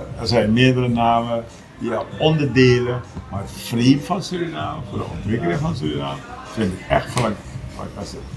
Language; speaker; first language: Dutch; native; Dutch